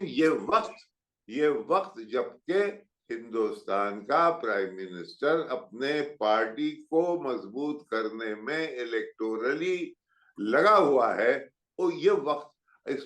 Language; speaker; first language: Hindi; native; Hindi